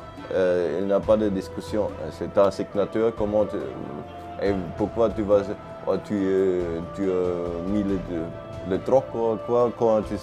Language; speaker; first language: French; non-native, learner; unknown